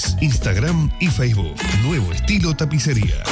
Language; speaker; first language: Spanish; native; Spanish